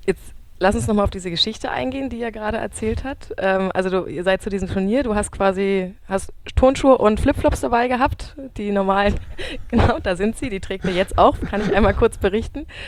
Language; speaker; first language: German; native; German